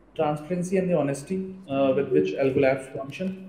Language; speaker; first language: English; non-native, local second language; Hindi